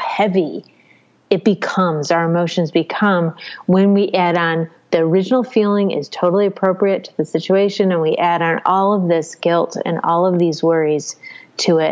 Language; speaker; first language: English; native; English